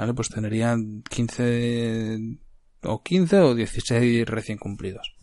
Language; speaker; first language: Spanish; native; Spanish